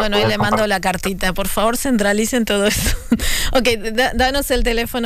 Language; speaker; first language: Spanish; native; Spanish